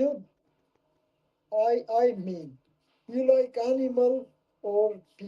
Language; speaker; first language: English; non-native, learner; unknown